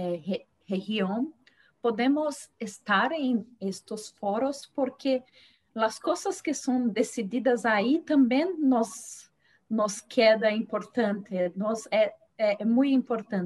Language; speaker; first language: Spanish; non-native, fluent; Portuguese